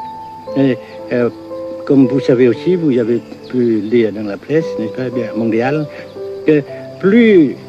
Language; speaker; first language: French; non-native, local second language; Vietnamese